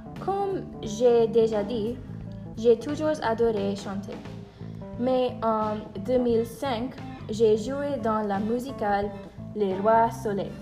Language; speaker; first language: French; non-native, learner; English